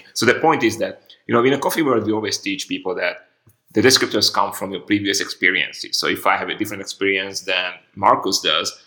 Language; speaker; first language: English; non-native, fluent; Hungarian